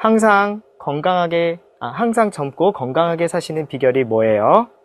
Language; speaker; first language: Korean; native; Korean